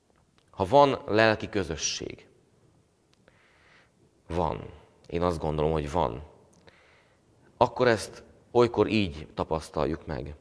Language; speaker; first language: Hungarian; native; Hungarian